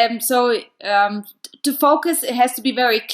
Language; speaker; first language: English; non-native, fluent; German